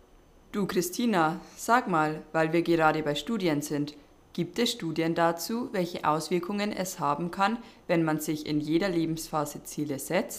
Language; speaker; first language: German; native; German